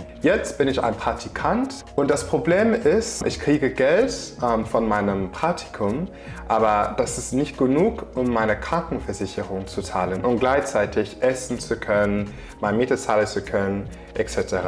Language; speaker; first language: German; non-native, fluent; English